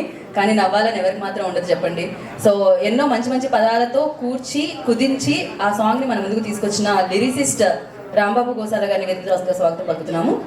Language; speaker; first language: Telugu; native; Telugu